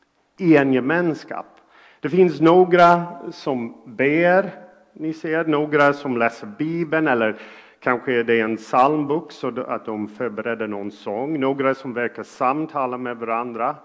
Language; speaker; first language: Swedish; non-native, fluent; English